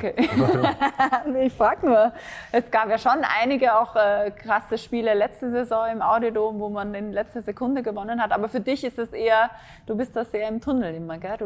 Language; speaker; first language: German; native; German